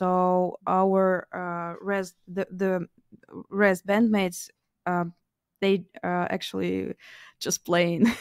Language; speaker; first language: English; non-native, fluent; Russian